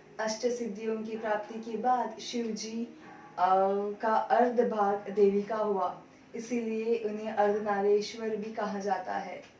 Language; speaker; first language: Hindi; non-native, local second language; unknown